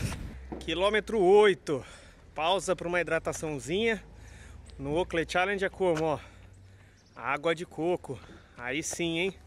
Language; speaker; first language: Portuguese; native; Portuguese